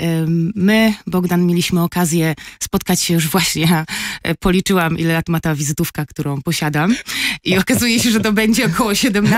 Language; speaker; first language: Polish; native; Polish